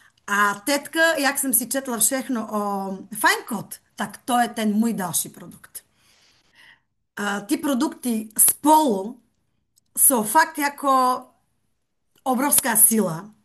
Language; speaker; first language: Czech; non-native, fluent; Bulgarian